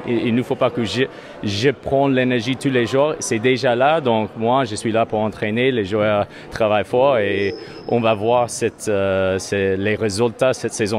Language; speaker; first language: French; non-native, learner; English